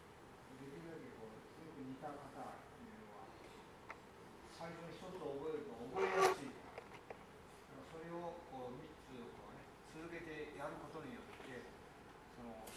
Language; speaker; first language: Japanese; native; Japanese